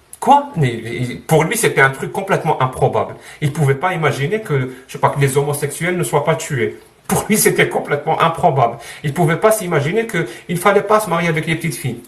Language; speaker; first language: French; non-native, local second language; Arabic